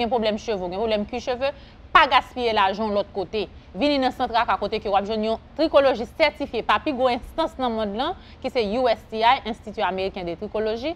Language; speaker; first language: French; non-native, local second language; Haitian Creole